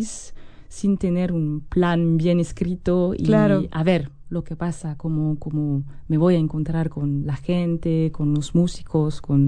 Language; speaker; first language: Spanish; non-native, fluent; French